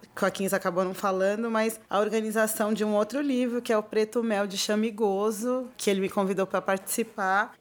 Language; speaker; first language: Portuguese; native; Portuguese